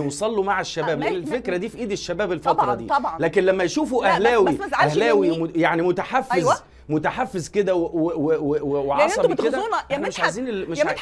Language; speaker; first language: Arabic; native; Arabic